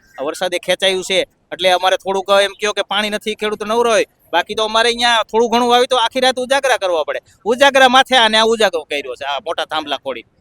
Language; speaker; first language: Gujarati; native; Gujarati